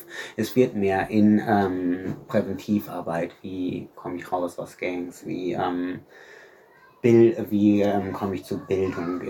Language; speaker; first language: German; native; German